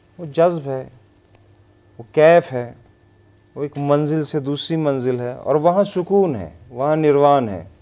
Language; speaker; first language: Urdu; non-native, local second language; Persian